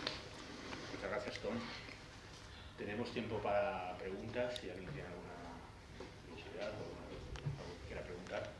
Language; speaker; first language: Spanish; native; Spanish